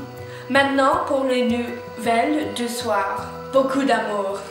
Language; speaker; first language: French; non-native, learner; English